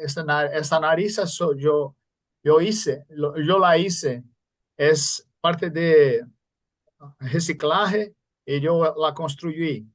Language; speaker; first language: Spanish; non-native, fluent; Portuguese